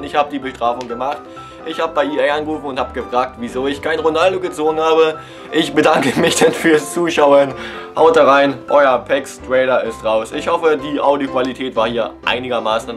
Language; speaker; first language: German; native; German